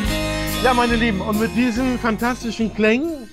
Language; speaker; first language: German; native; German